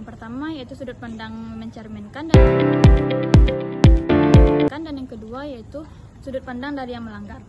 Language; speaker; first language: Indonesian; native; Indonesian